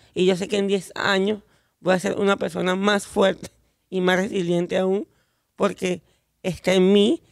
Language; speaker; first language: Spanish; native; Spanish